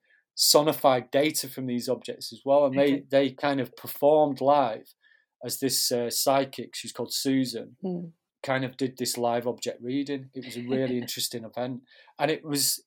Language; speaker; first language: English; native; English